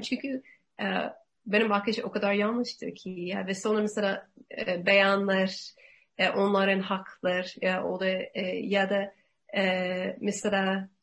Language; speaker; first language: Turkish; non-native, learner; English